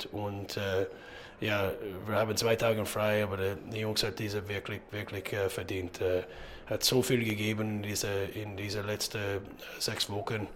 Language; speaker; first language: German; non-native, learner; English